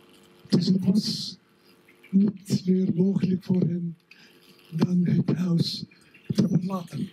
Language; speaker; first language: Dutch; non-native, fluent; Arabic